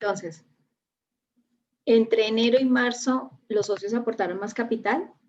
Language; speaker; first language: Spanish; native; Spanish